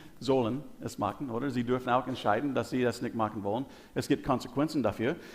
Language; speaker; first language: German; non-native, learner; English